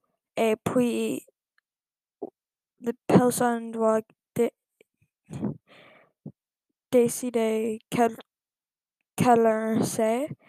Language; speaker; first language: French; non-native, learner; English